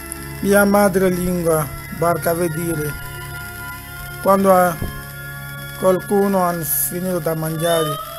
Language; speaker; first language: Italian; non-native, learner; Dyula